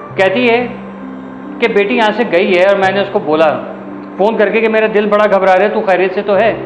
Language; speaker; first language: Urdu; native; Urdu